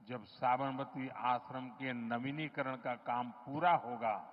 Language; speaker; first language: Hindi; non-native, local second language; Gujarati